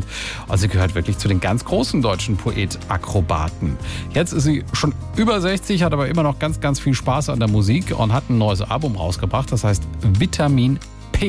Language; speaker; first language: German; native; German